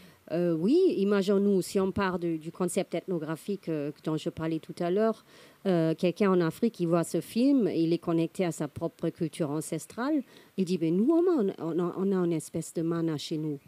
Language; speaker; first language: French; non-native, fluent; German